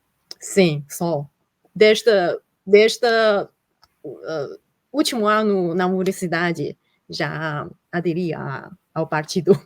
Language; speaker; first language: Portuguese; non-native, fluent; Chinese